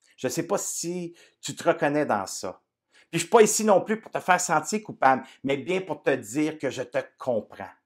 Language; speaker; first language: French; native; French